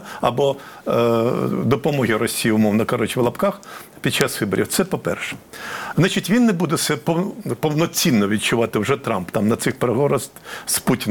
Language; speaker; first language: Ukrainian; native; Ukrainian